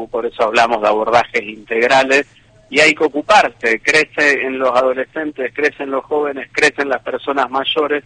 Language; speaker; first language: Spanish; native; Spanish